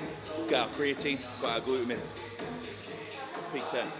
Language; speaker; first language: English; native; English